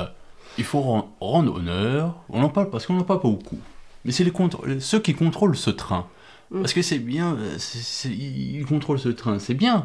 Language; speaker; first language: French; native; French